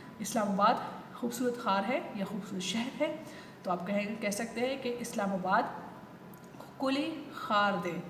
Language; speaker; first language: Urdu; non-native, local second language; Pashto